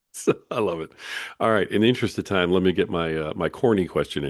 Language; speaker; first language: English; native; English